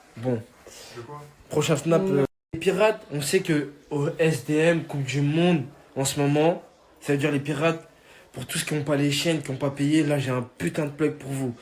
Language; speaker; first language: French; native; French